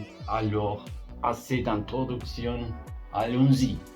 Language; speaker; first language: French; non-native, learner; Spanish